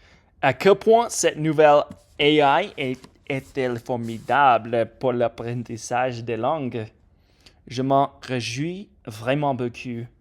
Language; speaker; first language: French; non-native, learner; English